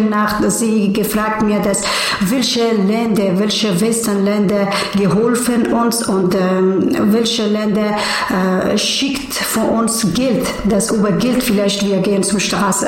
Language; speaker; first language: German; non-native, learner; Persian